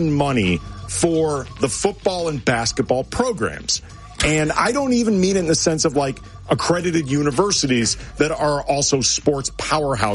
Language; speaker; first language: English; native; English